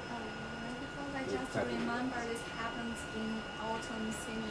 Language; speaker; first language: English; non-native, fluent; Chinese